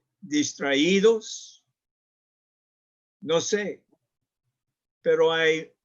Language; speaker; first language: Spanish; non-native, learner; English